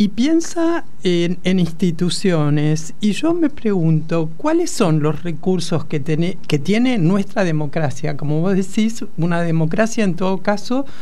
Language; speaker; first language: Spanish; native; Spanish